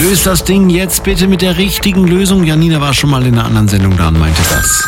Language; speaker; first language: German; native; German